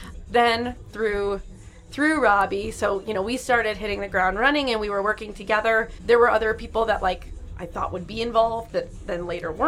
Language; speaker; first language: English; native; English